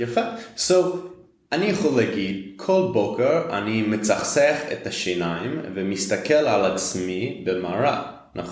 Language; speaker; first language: Hebrew; non-native, fluent; English